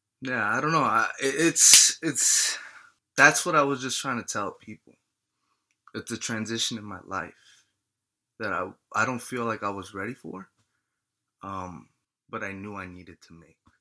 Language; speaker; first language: English; early bilingual, other home language; Spanish